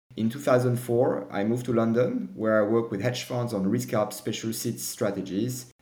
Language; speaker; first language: English; non-native, fluent; French